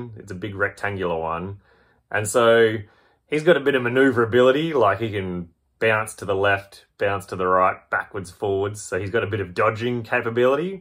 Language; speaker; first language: English; native; English